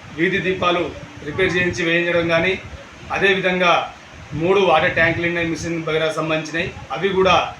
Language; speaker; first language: Telugu; non-native, local second language; Lambadi